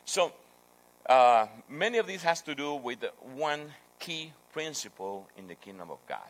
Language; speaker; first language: English; non-native, fluent; Spanish